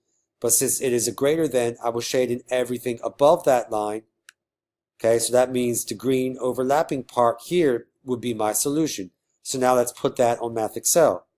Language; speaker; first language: English; native; English